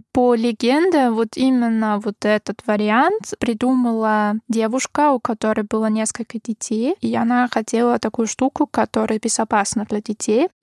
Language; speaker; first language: Russian; non-native, fluent; German